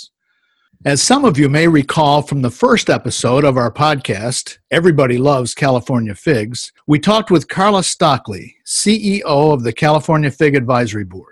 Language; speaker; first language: English; native; English